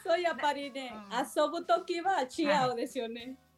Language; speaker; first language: Japanese; non-native, learner; Spanish